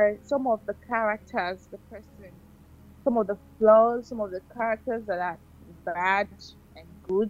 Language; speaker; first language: English; non-native, local second language; Igbo